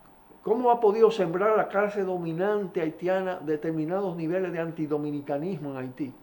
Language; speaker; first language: Spanish; native; Spanish